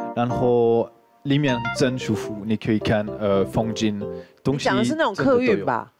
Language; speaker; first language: Chinese; non-native, learner; French